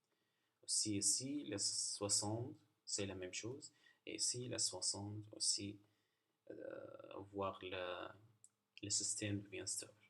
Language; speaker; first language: French; non-native, learner; Arabic